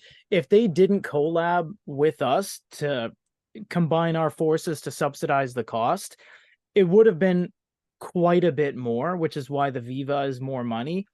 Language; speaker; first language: English; native; English